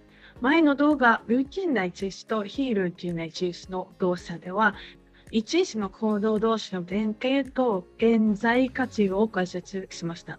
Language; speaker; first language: Japanese; native; Japanese